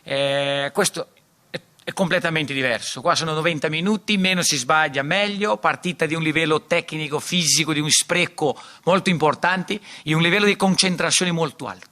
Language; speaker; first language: Italian; non-native, fluent; Portuguese